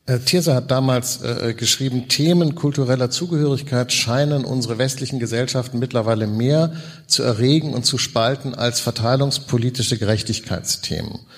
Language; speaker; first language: German; native; German